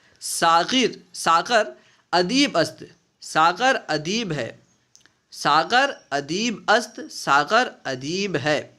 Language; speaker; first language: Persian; non-native, fluent; Urdu